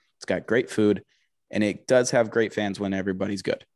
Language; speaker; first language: English; native; English